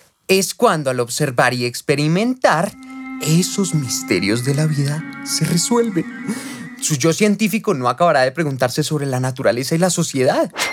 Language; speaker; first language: Spanish; native; Spanish